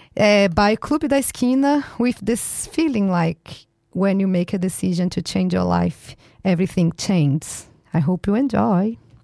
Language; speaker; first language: English; non-native, fluent; Portuguese